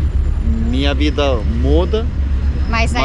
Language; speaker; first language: Portuguese; non-native, learner; Turkish